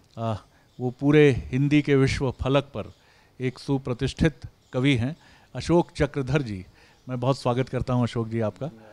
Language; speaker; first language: Hindi; native; Hindi